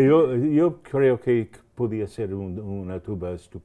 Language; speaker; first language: Spanish; non-native, fluent; English